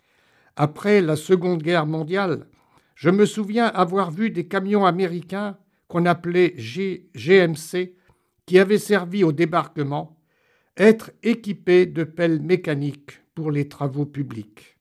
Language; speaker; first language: French; native; French